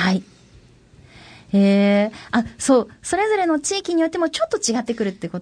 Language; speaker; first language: Japanese; native; Japanese